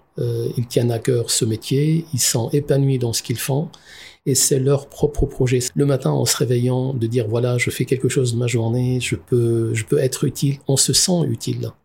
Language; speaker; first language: French; non-native, local second language; Arabic